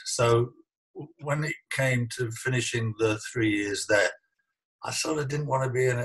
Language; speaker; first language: English; native; English